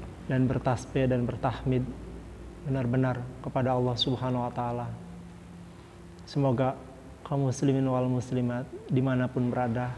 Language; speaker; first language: Indonesian; native; Indonesian